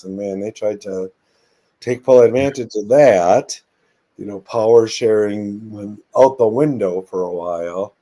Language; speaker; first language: English; native; English